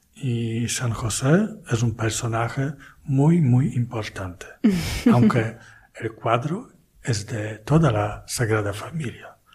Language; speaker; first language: Spanish; non-native, fluent; Polish